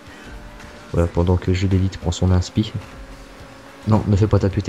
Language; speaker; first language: French; native; French